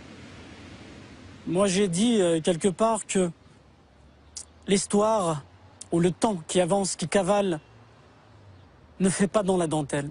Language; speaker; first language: French; non-native, local second language; Kabyle